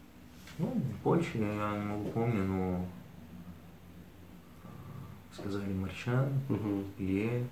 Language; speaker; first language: Russian; early bilingual, heritage; Arabic